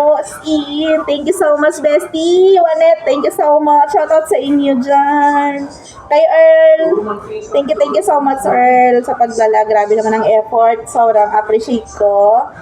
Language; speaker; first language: Filipino; non-native, local second language; Hiligaynon